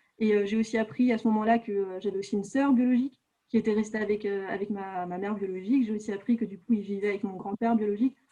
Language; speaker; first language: French; native; French